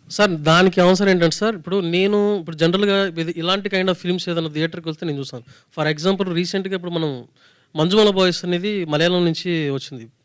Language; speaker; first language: Telugu; native; Telugu